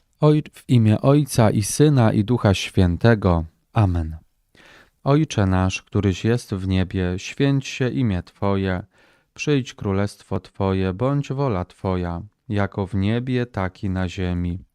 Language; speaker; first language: Polish; native; Polish